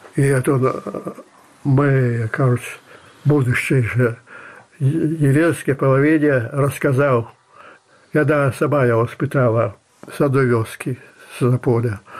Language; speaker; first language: Russian; non-native, local second language; Belarusian